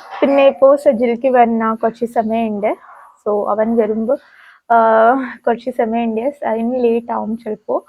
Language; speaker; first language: Malayalam; non-native, learner; Hindi